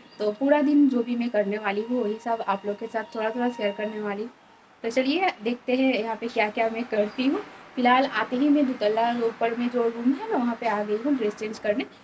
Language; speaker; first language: Hindi; non-native, local second language; Bangla